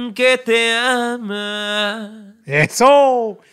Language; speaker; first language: Spanish; native; Spanish